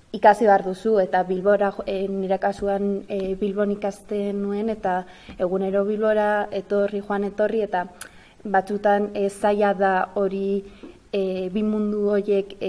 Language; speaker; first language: Basque; non-native, local second language; Spanish